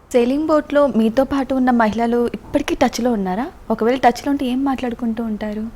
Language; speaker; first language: Telugu; native; Telugu